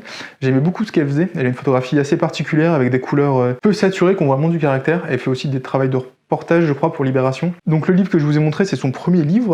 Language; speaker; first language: French; native; French